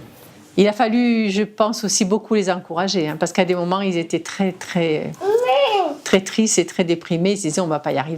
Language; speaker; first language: French; native; French